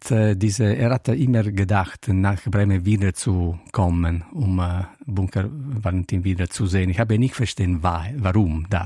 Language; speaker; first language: German; non-native, learner; Italian